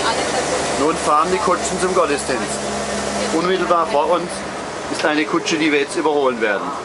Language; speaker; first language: German; native; German